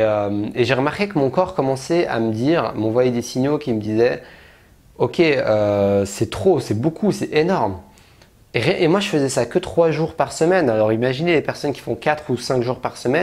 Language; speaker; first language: French; native; French